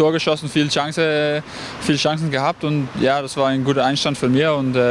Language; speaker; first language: German; non-native, fluent; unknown